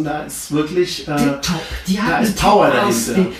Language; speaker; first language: German; native; German